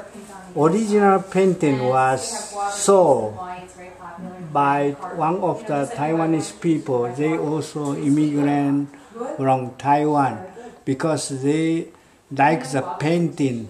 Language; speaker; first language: English; non-native, learner; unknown